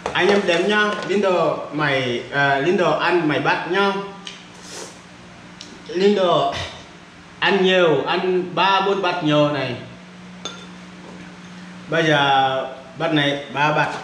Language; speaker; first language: Vietnamese; non-native, learner; Portuguese